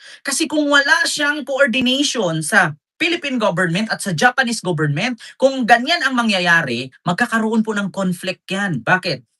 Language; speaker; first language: Filipino; non-native, local second language; Cebuano